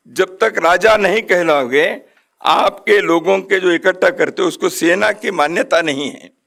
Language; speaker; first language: Hindi; non-native, local second language; Kannada